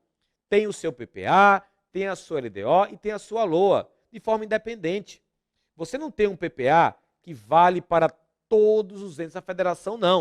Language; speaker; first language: Portuguese; native; Portuguese